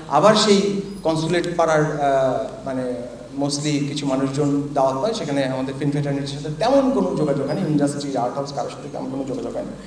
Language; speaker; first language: Bangla; native; Bangla